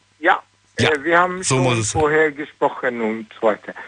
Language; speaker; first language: German; non-native, learner; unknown